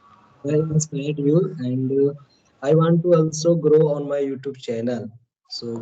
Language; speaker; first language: English; non-native, learner; Hindi